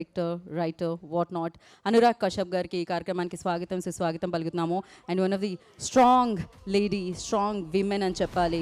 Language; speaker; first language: Telugu; native; Telugu